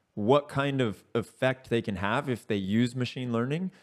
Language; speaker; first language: English; native; English